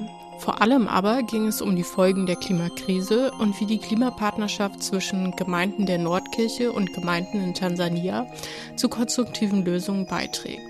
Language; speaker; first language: German; native; German